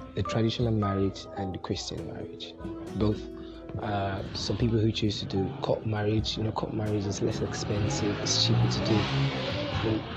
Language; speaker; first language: English; non-native, local second language; Yoruba